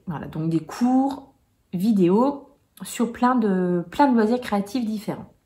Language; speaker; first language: French; native; French